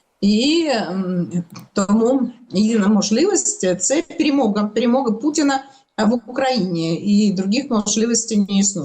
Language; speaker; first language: Ukrainian; non-native, local second language; Russian